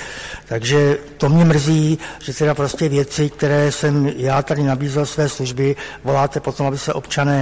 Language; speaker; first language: Czech; native; Czech